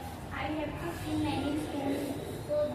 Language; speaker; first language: English; non-native, learner; Hindi